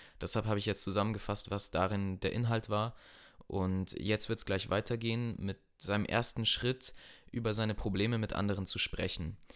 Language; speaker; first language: German; native; German